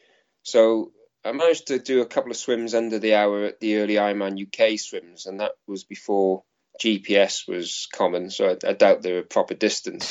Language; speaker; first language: English; native; English